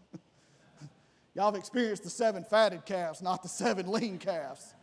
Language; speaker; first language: English; native; English